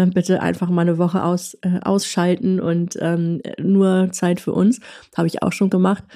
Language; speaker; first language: German; early bilingual, other home language; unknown